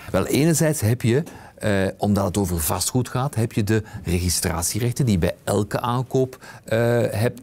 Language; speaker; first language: Dutch; native; Dutch